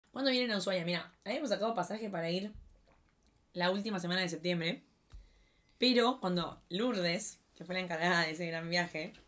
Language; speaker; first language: Spanish; native; Spanish